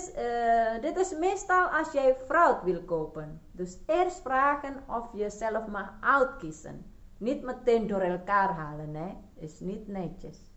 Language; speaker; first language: Dutch; non-native, fluent; Indonesian